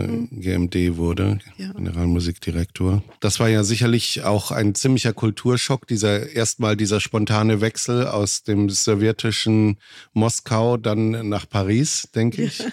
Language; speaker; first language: German; native; German